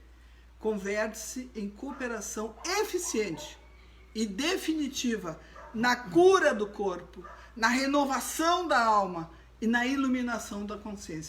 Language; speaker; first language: Portuguese; native; Portuguese